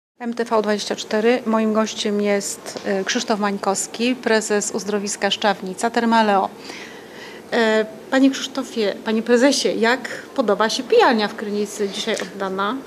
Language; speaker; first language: Polish; native; Polish